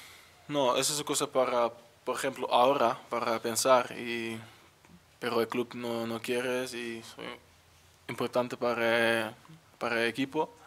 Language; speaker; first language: Spanish; non-native, learner; Dutch